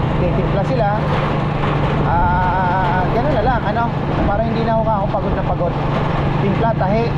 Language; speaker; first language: Filipino; native; Filipino